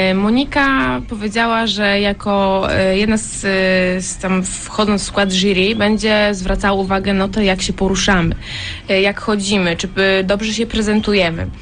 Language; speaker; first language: Polish; native; Polish